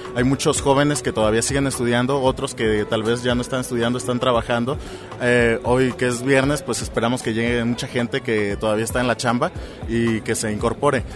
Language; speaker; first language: Spanish; native; Spanish